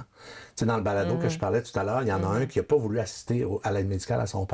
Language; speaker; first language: French; native; French